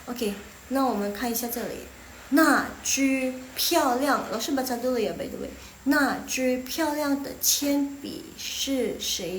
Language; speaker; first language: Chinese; non-native, fluent; Indonesian